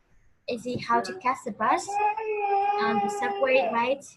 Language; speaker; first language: English; non-native, fluent; Vietnamese